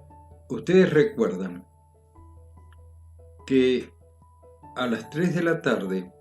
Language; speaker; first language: Spanish; native; Spanish